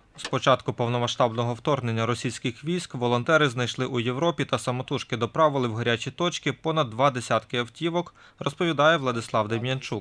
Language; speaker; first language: Ukrainian; native; Ukrainian